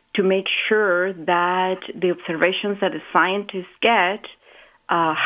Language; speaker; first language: English; non-native, fluent; Spanish